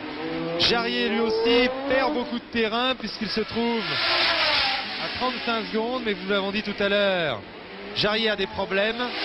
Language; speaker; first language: French; native; French